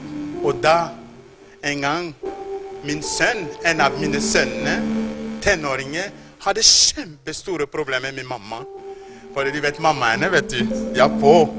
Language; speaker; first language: Norwegian; non-native, fluent; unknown